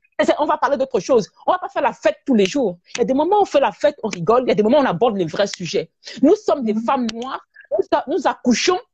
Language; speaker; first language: French; native; French